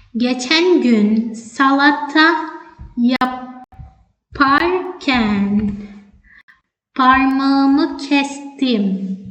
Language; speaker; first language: Turkish; non-native, fluent; Indonesian